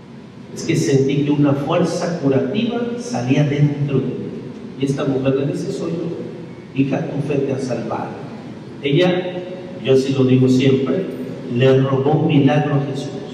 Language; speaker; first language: Spanish; native; Spanish